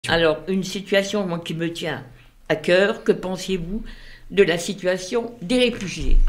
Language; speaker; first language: French; native; French